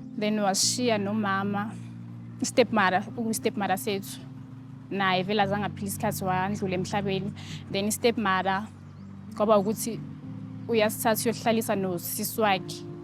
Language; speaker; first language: Zulu; native; Zulu